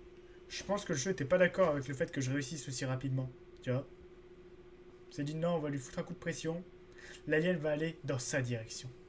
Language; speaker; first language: French; native; French